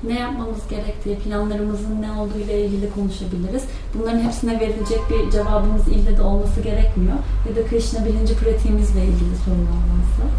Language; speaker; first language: Turkish; native; Turkish